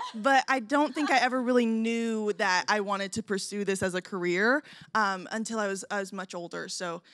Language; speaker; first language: English; native; English